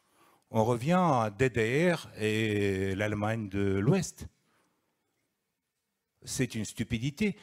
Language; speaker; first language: French; non-native, fluent; Russian